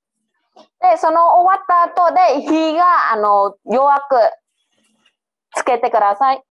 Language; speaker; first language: Japanese; non-native, learner; Vietnamese